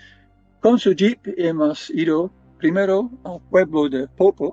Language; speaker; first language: Spanish; non-native, fluent; English